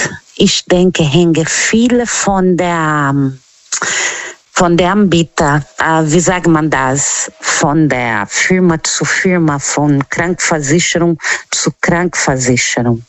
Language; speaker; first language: German; non-native, learner; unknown